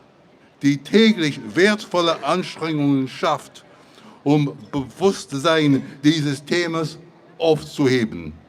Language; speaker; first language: German; non-native, fluent; English